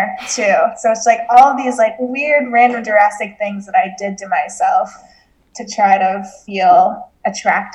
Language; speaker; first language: English; native; English